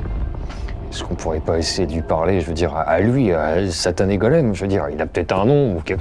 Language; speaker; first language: French; native; French